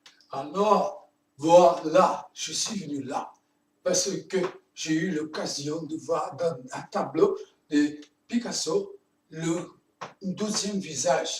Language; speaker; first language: French; non-native, fluent; Portuguese